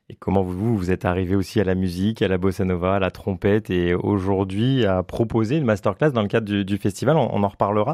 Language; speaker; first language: French; native; French